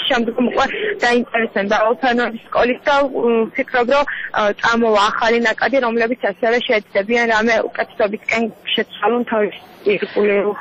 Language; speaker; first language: Georgian; non-native, local second language; Chechen